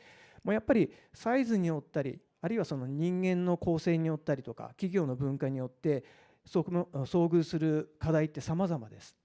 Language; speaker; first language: Japanese; native; Japanese